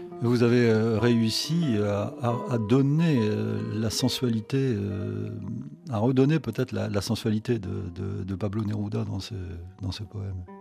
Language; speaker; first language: French; native; French